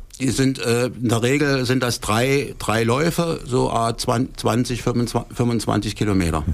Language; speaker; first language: German; native; German